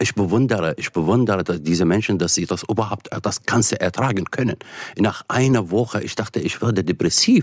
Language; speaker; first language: German; non-native, fluent; Arabic